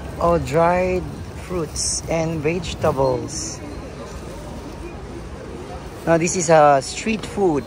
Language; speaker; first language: English; non-native, learner; Filipino